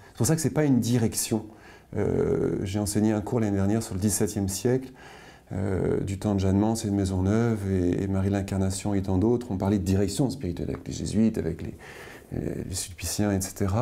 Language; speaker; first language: French; native; French